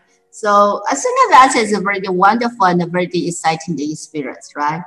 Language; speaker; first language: English; non-native, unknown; Chinese